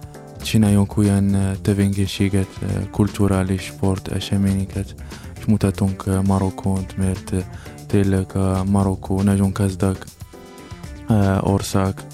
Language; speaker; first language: Hungarian; non-native, learner; Arabic